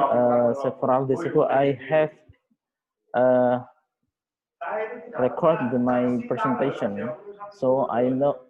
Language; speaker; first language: English; non-native, learner; Indonesian